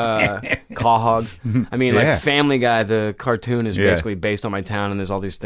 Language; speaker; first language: English; native; English